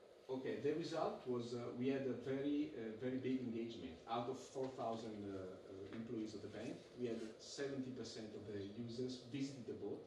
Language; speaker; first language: English; non-native, fluent; Italian